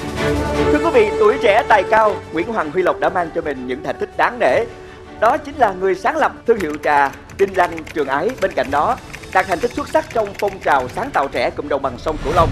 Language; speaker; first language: Vietnamese; native; Vietnamese